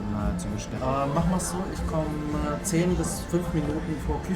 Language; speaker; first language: German; native; German